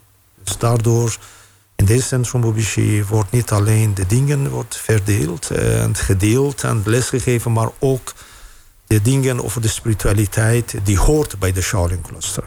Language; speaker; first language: Dutch; non-native, fluent; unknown